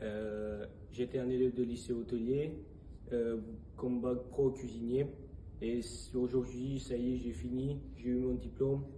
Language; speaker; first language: French; non-native, fluent; Armenian